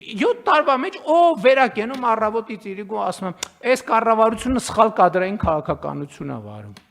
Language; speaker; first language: Armenian; native; Armenian